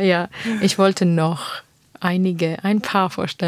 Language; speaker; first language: German; non-native, learner; Armenian